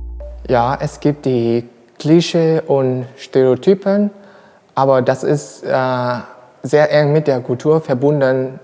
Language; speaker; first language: German; non-native, learner; Vietnamese